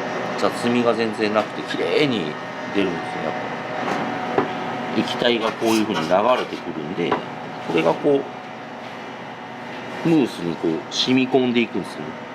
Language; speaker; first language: Japanese; native; Japanese